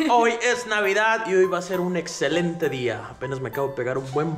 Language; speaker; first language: Spanish; native; Spanish